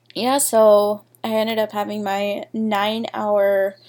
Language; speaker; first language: English; native; English